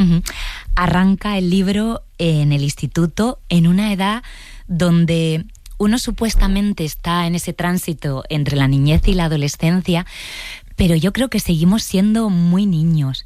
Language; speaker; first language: Spanish; native; Spanish